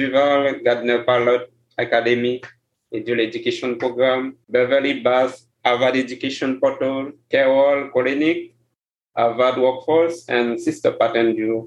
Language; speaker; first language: English; non-native, learner; Haitian Creole